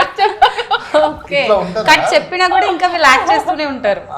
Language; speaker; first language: Telugu; native; Telugu